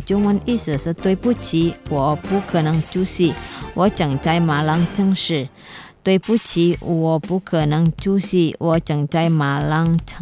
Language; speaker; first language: Chinese; non-native, learner; Indonesian